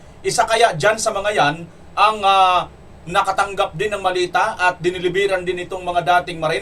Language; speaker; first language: Filipino; native; Filipino